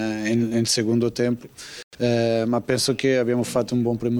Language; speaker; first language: Italian; non-native, fluent; Portuguese